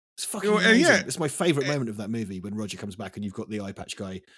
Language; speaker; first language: English; native; English